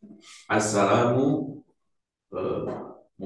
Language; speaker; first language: Arabic; non-native, learner; Indonesian